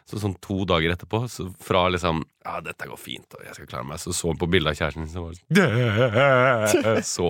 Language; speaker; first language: Norwegian; native; Norwegian